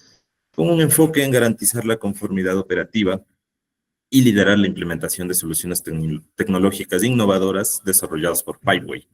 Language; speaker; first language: Spanish; native; Spanish